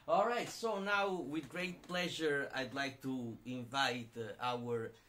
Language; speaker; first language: English; non-native, fluent; Italian